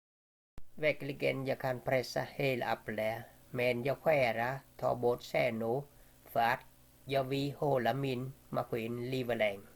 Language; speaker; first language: Swedish; non-native, learner; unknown